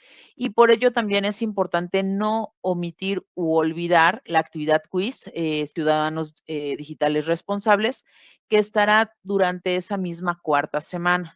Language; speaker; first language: Spanish; native; Spanish